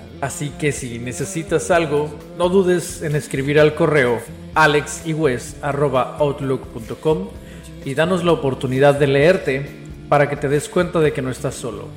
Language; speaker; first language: Spanish; native; Spanish